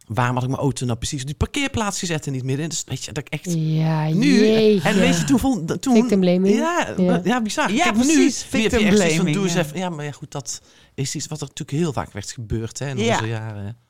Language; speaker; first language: Dutch; native; Dutch